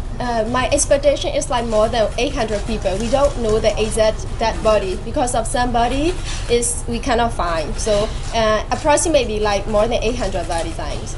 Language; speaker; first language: English; non-native, fluent; Burmese